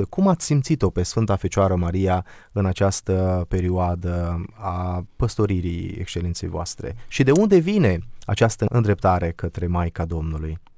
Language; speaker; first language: Romanian; native; Romanian